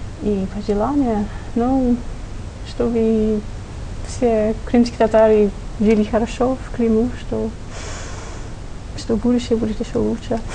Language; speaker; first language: Russian; non-native, fluent; English